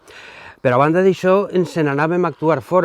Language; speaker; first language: Catalan; native; Catalan